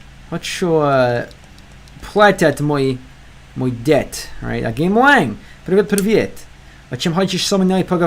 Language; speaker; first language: Russian; non-native, learner; English